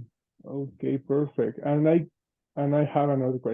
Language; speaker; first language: English; non-native, fluent; Spanish